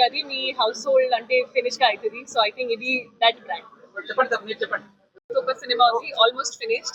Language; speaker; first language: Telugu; non-native, fluent; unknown